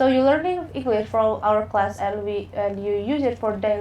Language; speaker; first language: English; non-native, learner; Indonesian